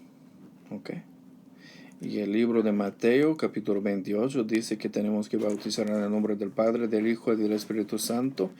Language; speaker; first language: Spanish; non-native, learner; English